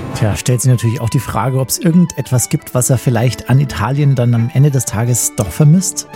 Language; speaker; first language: German; native; German